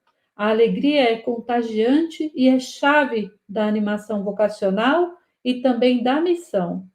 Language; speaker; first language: Portuguese; native; Portuguese